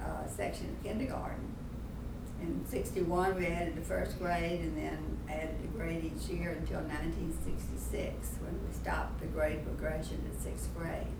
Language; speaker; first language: English; native; English